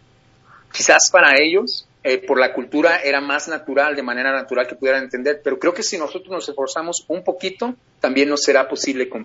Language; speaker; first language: Spanish; native; Spanish